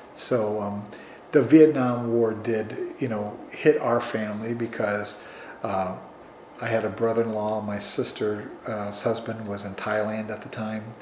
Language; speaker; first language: English; native; English